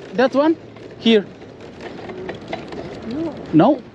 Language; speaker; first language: English; non-native, learner; Filipino